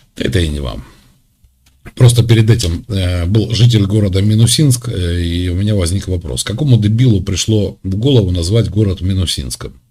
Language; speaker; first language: Russian; native; Russian